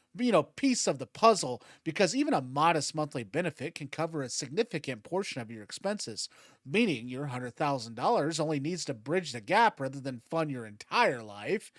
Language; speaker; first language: English; native; English